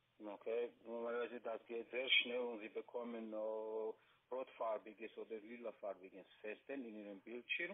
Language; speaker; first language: German; non-native, learner; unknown